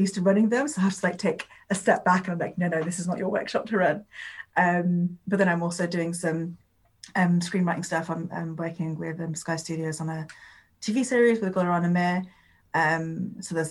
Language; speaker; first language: English; non-native, local second language; Urdu